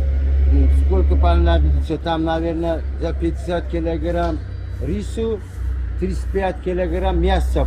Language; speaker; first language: Russian; non-native, learner; Uzbek